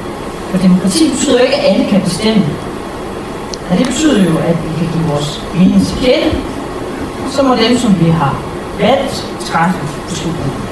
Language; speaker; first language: Danish; native; Danish